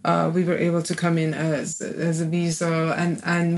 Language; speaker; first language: English; non-native, fluent; Persian